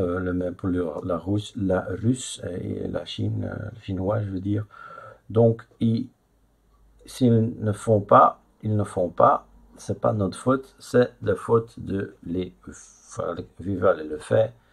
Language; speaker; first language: French; non-native, fluent; Dutch